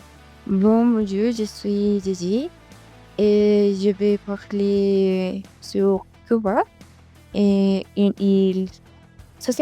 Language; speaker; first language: French; non-native, learner; Spanish